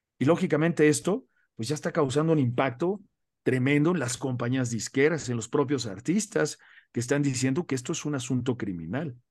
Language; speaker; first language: Spanish; native; Spanish